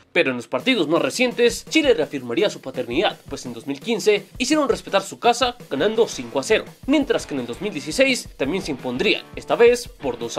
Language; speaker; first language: Spanish; native; Spanish